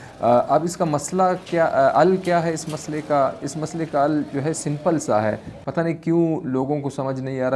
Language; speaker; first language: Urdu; non-native, local second language; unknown